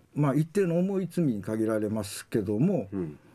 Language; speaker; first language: Japanese; native; Japanese